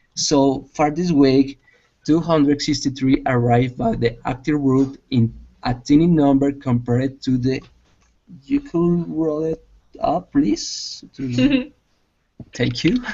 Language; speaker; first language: English; non-native, learner; Spanish